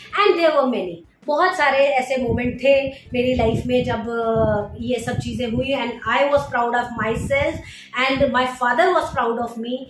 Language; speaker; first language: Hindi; native; Hindi